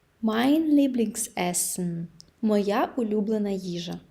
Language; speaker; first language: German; non-native, fluent; Ukrainian